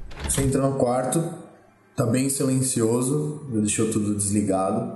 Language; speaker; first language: Portuguese; native; Portuguese